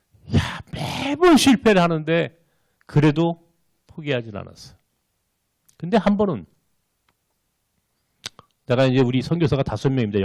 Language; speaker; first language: Korean; native; Korean